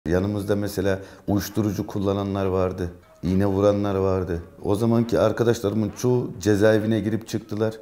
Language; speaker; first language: Turkish; early bilingual, heritage; Turkish